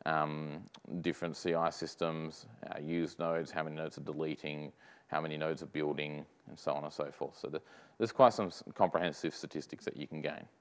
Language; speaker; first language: English; native; English